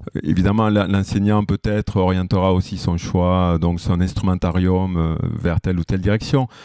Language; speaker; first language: French; native; French